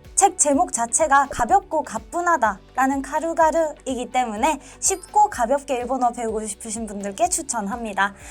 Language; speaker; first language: Korean; native; Korean